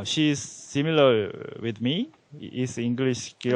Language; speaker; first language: English; non-native, learner; Korean